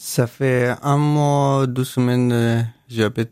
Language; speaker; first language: French; non-native, learner; Persian